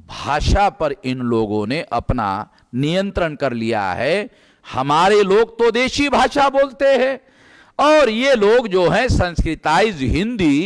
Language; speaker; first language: Hindi; non-native, local second language; Marathi